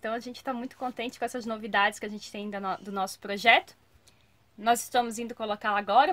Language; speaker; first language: Portuguese; native; Portuguese